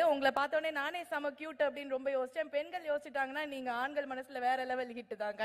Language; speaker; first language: Tamil; native; Tamil